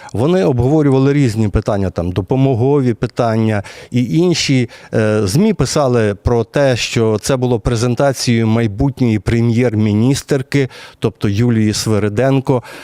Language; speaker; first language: Ukrainian; native; Ukrainian